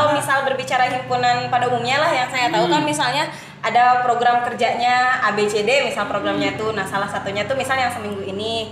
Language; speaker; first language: Indonesian; native; Indonesian